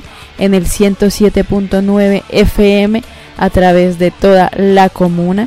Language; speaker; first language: Spanish; native; Spanish